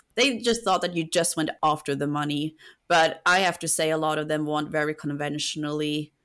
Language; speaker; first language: English; non-native, fluent; Norwegian